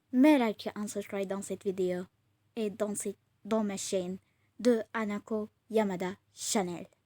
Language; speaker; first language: French; non-native, learner; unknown